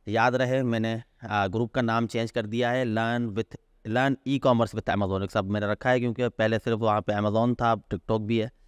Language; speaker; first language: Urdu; non-native, local second language; Sindhi